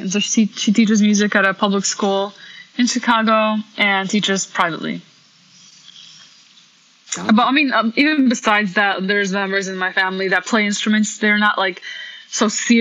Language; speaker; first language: English; early bilingual, other home language; Polish